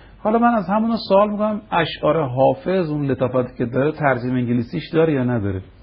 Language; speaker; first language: Persian; native; Persian